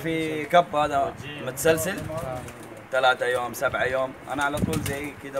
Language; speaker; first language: Arabic; non-native, learner; Urdu